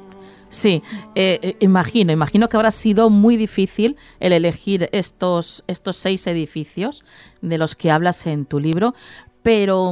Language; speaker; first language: Spanish; native; Spanish